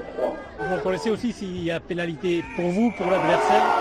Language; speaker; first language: French; native; French